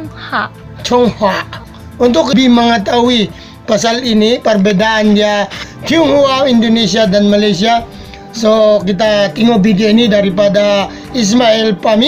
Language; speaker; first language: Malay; non-native, learner; Filipino